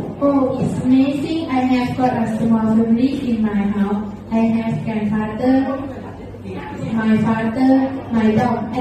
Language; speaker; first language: English; non-native, learner; Thai